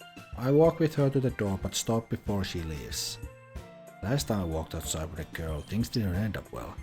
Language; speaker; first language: English; non-native, fluent; Finnish